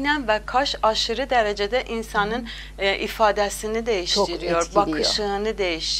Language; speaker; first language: Turkish; non-native, learner; Azerbaijani